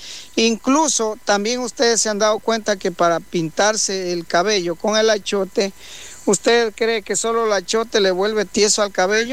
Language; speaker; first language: Spanish; native; Spanish